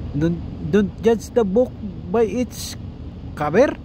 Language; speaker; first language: English; non-native, local second language; Filipino